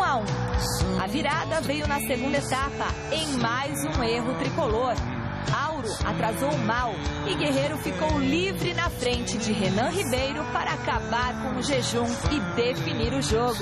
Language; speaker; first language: Portuguese; native; Portuguese